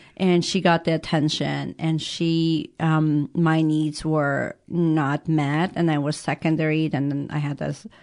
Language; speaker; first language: English; early bilingual, other home language; Persian